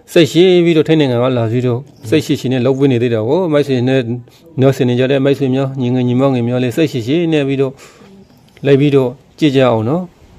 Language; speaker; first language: Burmese; native; Burmese